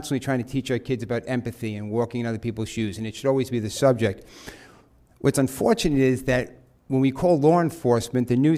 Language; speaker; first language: English; native; English